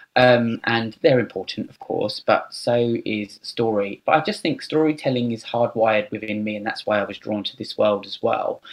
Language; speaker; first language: English; native; English